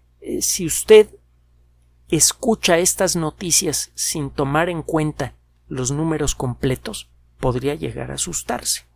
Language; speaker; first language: Spanish; native; Spanish